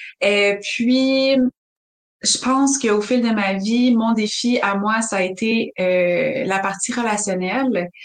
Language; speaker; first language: French; native; French